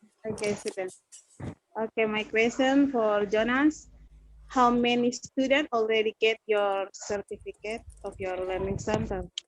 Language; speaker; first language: English; non-native, learner; Indonesian